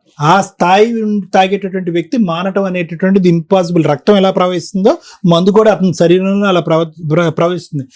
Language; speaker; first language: Telugu; native; Telugu